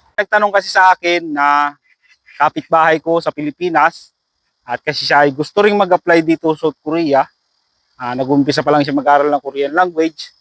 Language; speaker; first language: Filipino; native; Filipino